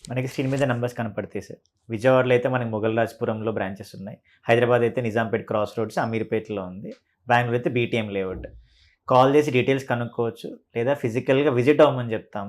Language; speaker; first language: Telugu; native; Telugu